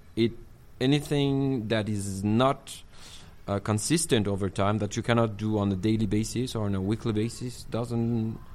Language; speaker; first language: English; non-native, fluent; French